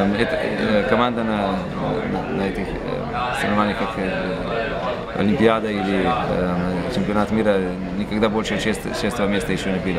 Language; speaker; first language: Russian; non-native, fluent; Slovenian